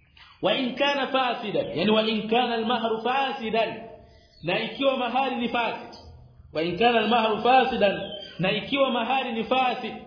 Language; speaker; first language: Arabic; non-native, fluent; Swahili